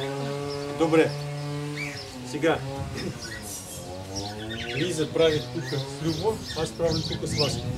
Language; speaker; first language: Bulgarian; non-native, learner; Russian